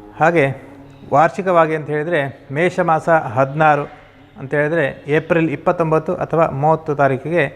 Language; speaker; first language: Kannada; native; Kannada